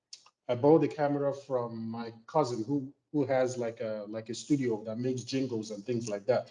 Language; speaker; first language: English; non-native, local second language; Igbo